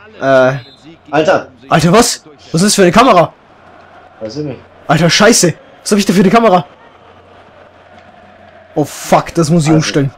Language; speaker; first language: German; native; German